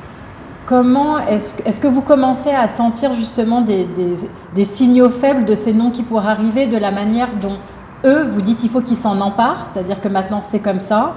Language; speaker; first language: French; native; French